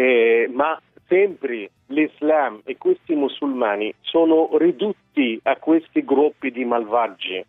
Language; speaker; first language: Italian; non-native, fluent; Arabic